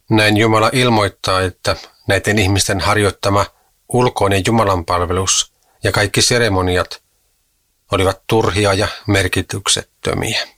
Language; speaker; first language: Finnish; native; Finnish